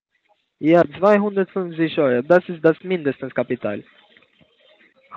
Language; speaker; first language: German; non-native, learner; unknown